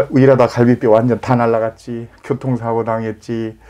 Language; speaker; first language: Korean; native; Korean